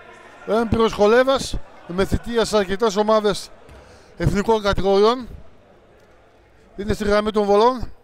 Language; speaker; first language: Greek; native; Greek